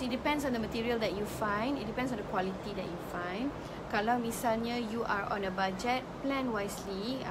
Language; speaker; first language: English; non-native, local second language; Malay